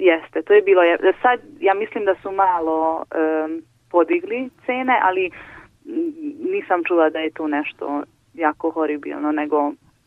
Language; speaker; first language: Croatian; non-native, local second language; Hungarian